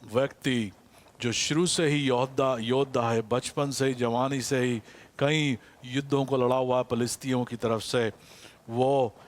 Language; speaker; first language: Hindi; non-native, fluent; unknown